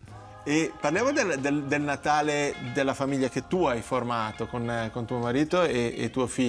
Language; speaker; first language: Italian; native; Italian